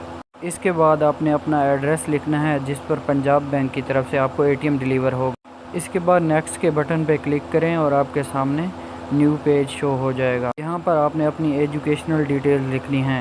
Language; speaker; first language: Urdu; non-native, local second language; Punjabi